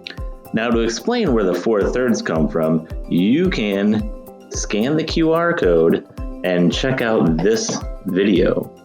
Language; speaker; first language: English; native; English